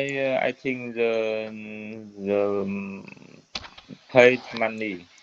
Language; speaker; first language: English; non-native, learner; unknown